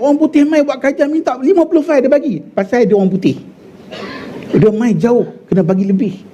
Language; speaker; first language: Malay; native; Malay